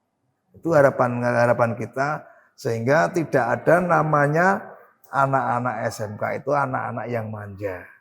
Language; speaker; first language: Indonesian; native; Indonesian